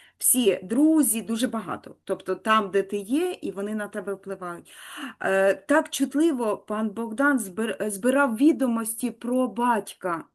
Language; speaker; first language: Ukrainian; native; Ukrainian